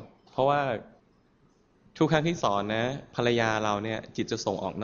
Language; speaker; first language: Thai; native; Thai